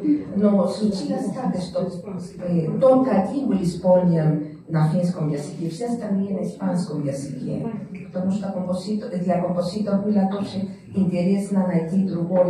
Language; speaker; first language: Russian; non-native, learner; Spanish